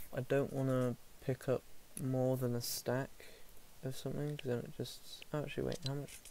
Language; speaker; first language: English; native; English